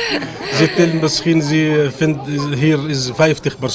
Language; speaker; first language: Dutch; non-native, learner; Arabic